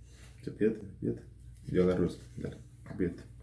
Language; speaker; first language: Spanish; early bilingual, heritage; Spanish